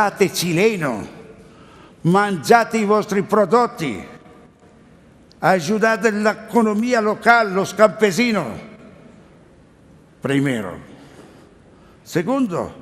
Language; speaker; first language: Spanish; non-native, learner; Italian